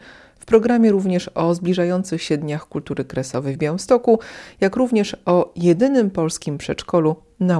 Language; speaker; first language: Polish; native; Polish